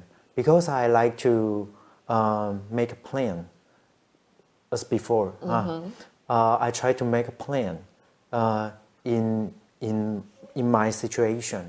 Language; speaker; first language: English; non-native, fluent; Chinese